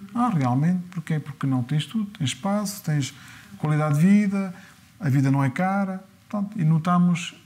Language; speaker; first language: Portuguese; early bilingual, other home language; French